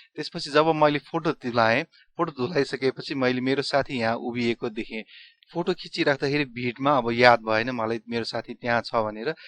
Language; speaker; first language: Nepali; non-native, local second language; Newari